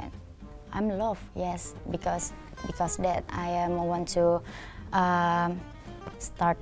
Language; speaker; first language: English; non-native, learner; Indonesian